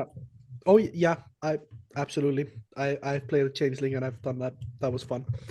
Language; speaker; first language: English; non-native, fluent; Icelandic